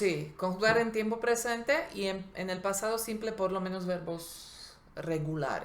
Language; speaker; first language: Spanish; non-native, fluent; Slovak